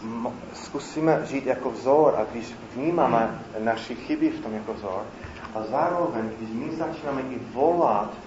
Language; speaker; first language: Czech; non-native, fluent; English